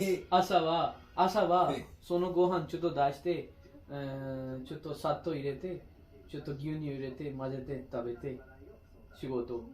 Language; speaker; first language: Japanese; non-native, learner; Urdu